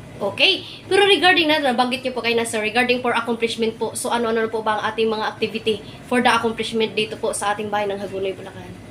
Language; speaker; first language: Filipino; native; Filipino